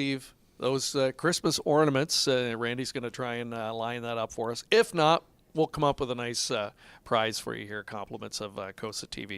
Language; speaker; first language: English; native; English